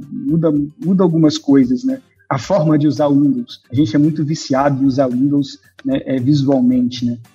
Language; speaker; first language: Portuguese; native; Portuguese